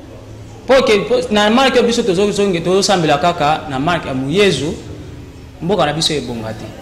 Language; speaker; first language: French; non-native, local second language; Lingala